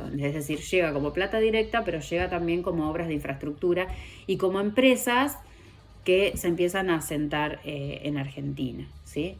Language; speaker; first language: Spanish; native; Spanish